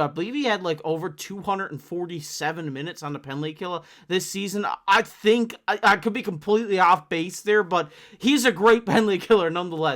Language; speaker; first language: English; native; English